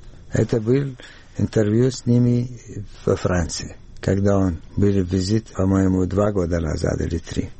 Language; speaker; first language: Russian; non-native, learner; Arabic